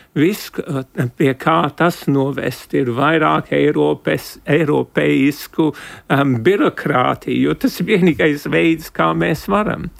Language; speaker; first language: Latvian; early bilingual, heritage; Latvian